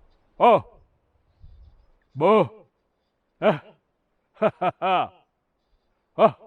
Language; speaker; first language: Russian; non-native, local second language; Estonian